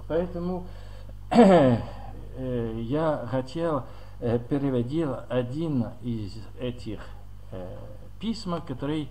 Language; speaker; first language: Russian; non-native, learner; French